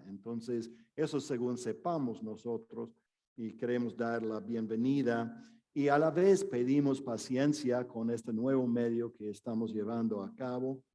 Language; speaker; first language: Spanish; non-native, fluent; English